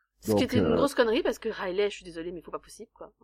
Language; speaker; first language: French; native; French